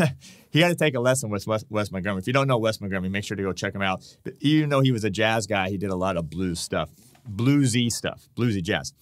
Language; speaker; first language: English; native; English